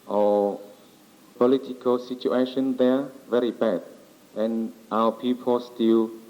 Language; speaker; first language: English; non-native, learner; Vietnamese